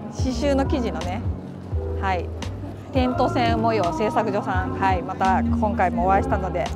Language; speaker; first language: Japanese; native; Japanese